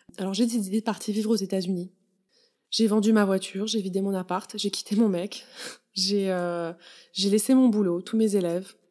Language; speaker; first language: French; native; French